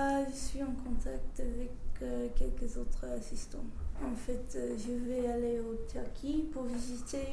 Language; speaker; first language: French; non-native, fluent; English